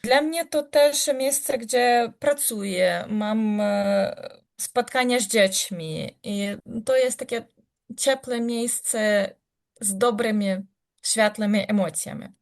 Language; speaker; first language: Polish; non-native, learner; Ukrainian